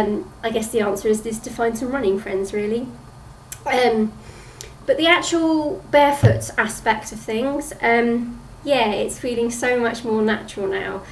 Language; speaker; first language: English; native; English